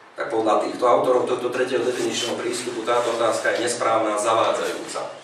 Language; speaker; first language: Slovak; non-native, local second language; Hungarian